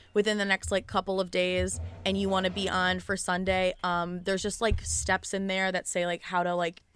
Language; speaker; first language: English; native; English